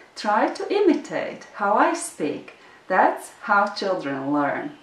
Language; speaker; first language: English; non-native, fluent; Latvian